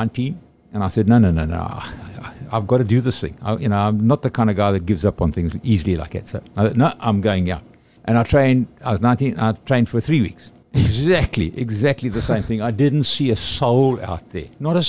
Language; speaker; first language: English; native; English